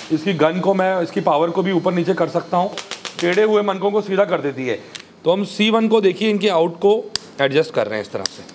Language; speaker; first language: Hindi; native; Hindi